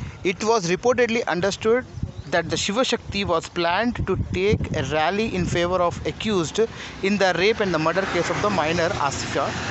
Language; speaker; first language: English; non-native, local second language; Telugu